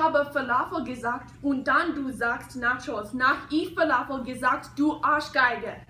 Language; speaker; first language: German; non-native, learner; English